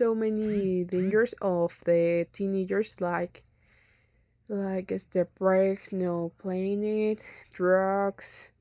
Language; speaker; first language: English; non-native, learner; Spanish